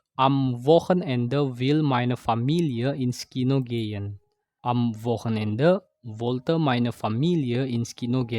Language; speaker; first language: German; non-native, fluent; Indonesian